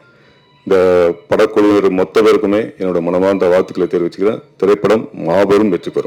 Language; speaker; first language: Tamil; native; Tamil